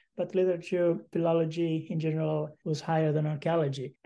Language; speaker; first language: English; non-native, fluent; Greek